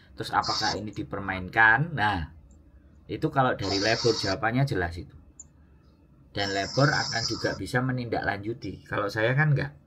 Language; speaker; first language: Indonesian; native; Indonesian